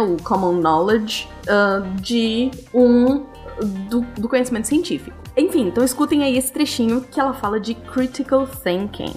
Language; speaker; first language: Portuguese; native; Portuguese